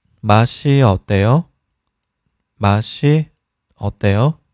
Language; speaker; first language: Korean; non-native, fluent; Chinese